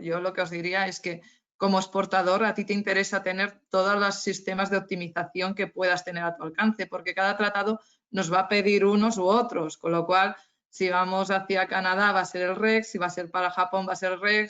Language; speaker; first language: Spanish; native; Spanish